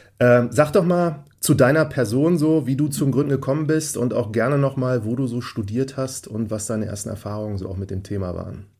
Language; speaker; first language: German; native; German